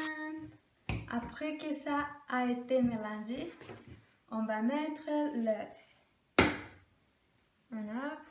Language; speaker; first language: French; non-native, learner; Spanish